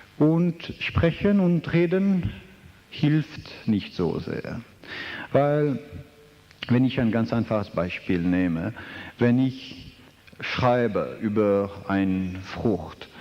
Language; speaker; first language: German; non-native, fluent; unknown